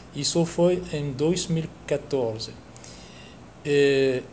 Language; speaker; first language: Portuguese; non-native, fluent; French